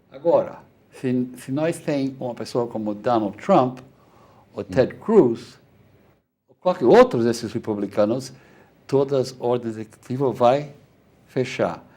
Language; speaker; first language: Portuguese; non-native, fluent; Spanish